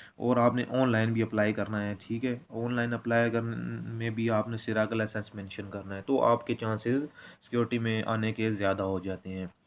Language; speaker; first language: Hindi; non-native, local second language; Punjabi